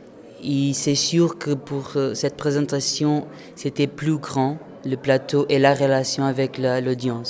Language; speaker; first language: French; non-native, fluent; Portuguese